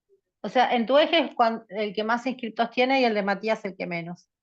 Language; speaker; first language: Spanish; native; Spanish